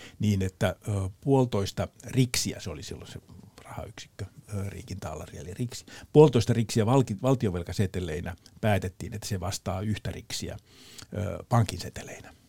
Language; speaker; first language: Finnish; native; Finnish